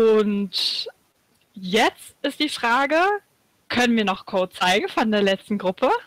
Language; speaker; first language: German; native; German